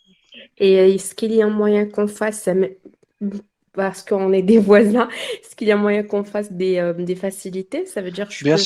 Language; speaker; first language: French; non-native, local second language; Arabic